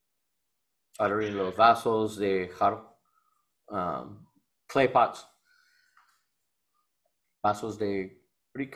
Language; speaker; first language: Spanish; non-native, learner; English